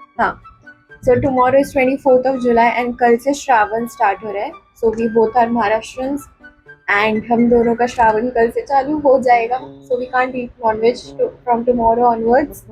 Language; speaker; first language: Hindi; native; Hindi